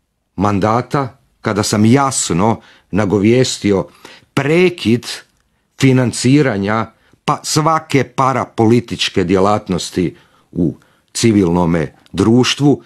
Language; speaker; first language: Croatian; native; Croatian